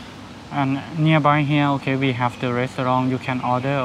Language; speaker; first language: English; non-native, learner; Thai